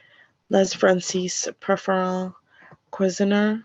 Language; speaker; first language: French; non-native, learner; English